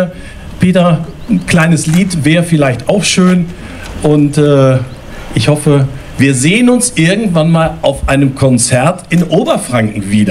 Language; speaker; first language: German; native; German